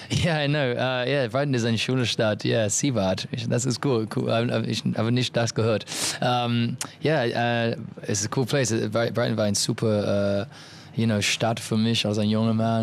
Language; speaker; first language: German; non-native, learner; English